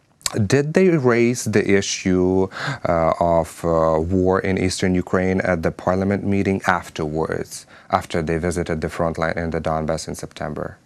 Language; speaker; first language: English; non-native, fluent; Ukrainian